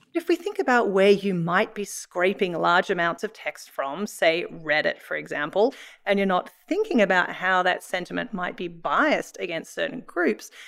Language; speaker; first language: English; native; English